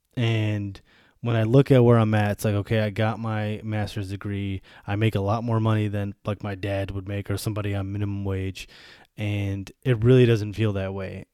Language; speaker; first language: English; early bilingual, other home language; Bosnian